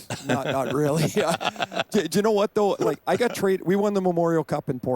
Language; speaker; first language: English; native; English